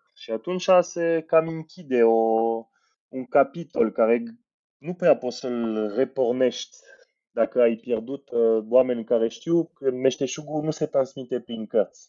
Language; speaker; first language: Romanian; non-native, fluent; French